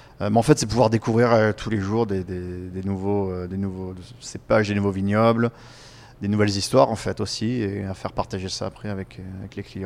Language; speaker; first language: French; native; French